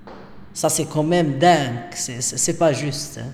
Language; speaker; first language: French; non-native, local second language; Arabic